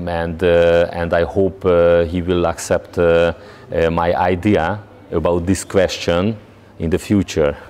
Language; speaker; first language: English; non-native, learner; Hungarian